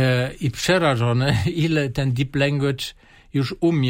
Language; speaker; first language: Polish; non-native, fluent; German